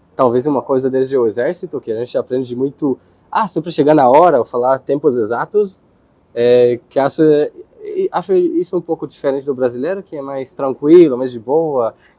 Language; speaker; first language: Portuguese; non-native, fluent; Hebrew